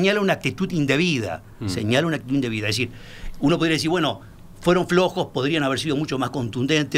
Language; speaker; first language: Spanish; native; Spanish